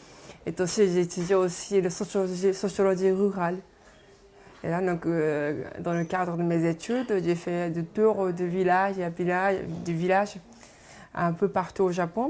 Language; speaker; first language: French; non-native, fluent; Japanese